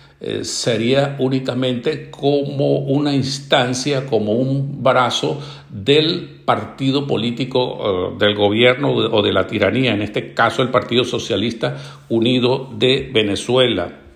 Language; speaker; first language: Spanish; native; Spanish